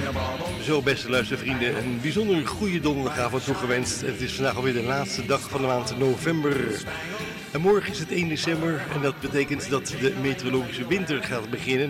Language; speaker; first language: Dutch; native; Dutch